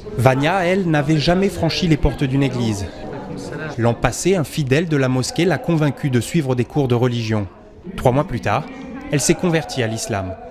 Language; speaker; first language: French; native; French